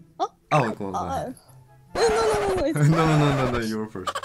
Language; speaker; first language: English; non-native, fluent; Japanese